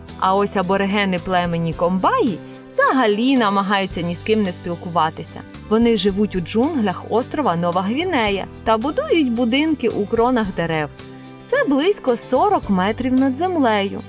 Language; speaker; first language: Ukrainian; native; Ukrainian